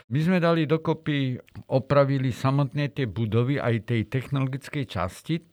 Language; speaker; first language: Slovak; native; Slovak